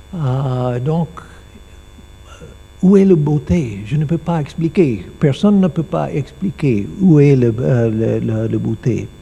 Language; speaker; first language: French; non-native, learner; English